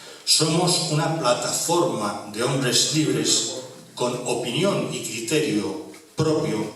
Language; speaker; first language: Spanish; native; Spanish